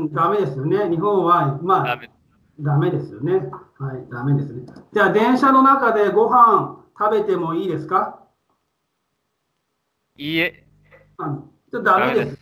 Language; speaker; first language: Japanese; non-native, fluent; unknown